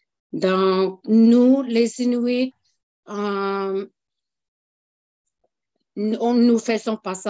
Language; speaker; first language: French; non-native, local second language; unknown